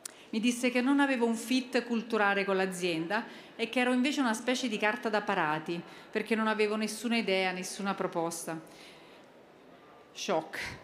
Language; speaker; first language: Italian; native; Italian